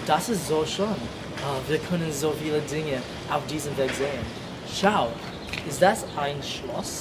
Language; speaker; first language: German; non-native, learner; English